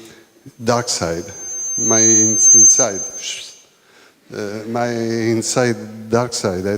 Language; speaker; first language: English; non-native, learner; Italian